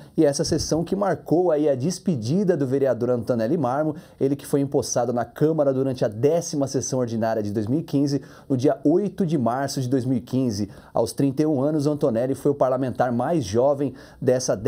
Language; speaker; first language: Portuguese; native; Portuguese